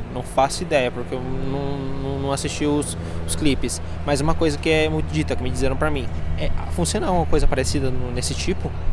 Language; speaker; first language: Portuguese; early bilingual, other home language; Spanish